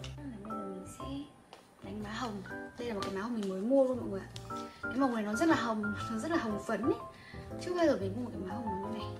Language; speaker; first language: Vietnamese; native; Vietnamese